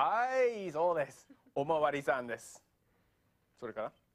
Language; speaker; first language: Japanese; non-native, fluent; English